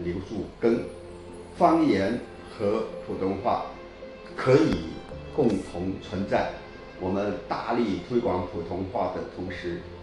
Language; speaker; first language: Chinese; native; Chinese